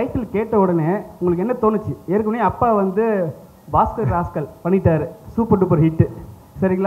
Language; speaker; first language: Tamil; native; Tamil